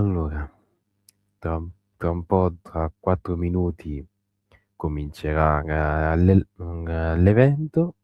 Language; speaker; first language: Italian; native; Italian